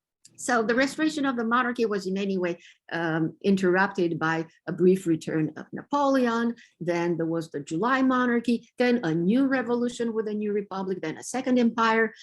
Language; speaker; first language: English; non-native, fluent; Romanian